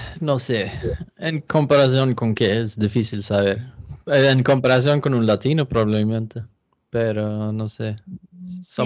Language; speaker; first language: Spanish; non-native, fluent; Swedish